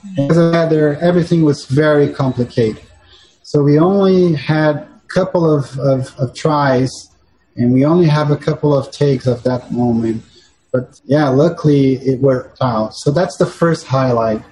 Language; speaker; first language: English; non-native, fluent; Portuguese